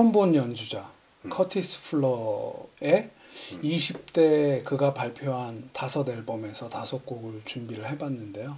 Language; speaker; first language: Korean; native; Korean